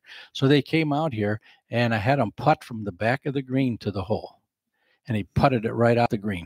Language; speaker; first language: English; native; English